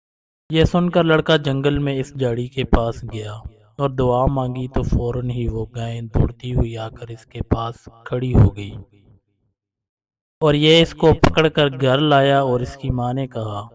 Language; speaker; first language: Urdu; native; Urdu